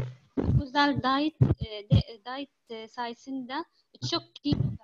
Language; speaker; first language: Turkish; non-native, learner; Arabic